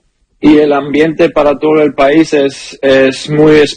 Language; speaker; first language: Spanish; non-native, learner; German